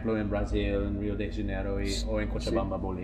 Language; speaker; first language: Spanish; non-native, fluent; English